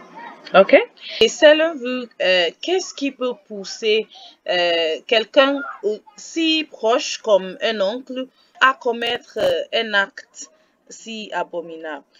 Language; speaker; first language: French; non-native, fluent; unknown